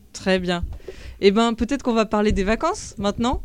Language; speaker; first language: French; native; French